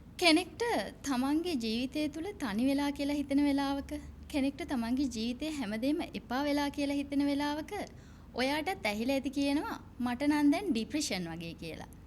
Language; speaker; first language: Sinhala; native; Sinhala